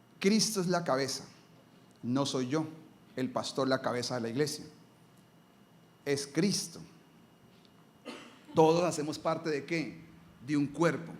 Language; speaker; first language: Spanish; native; Spanish